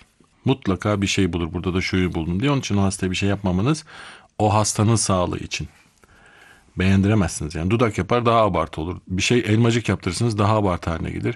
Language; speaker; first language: Turkish; native; Turkish